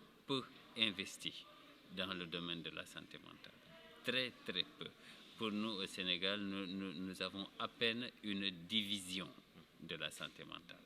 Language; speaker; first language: French; non-native, local second language; Wolof